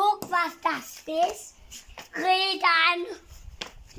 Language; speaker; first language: German; non-native, learner; Cebuano